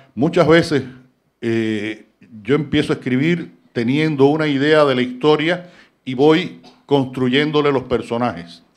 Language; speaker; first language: Spanish; native; Spanish